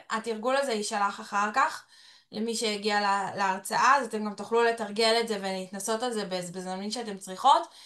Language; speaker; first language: Hebrew; early bilingual, other home language; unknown